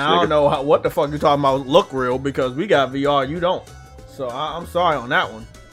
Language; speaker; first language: English; native; English